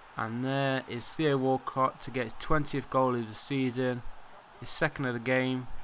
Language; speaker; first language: English; native; English